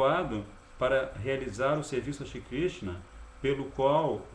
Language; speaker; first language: Portuguese; native; Portuguese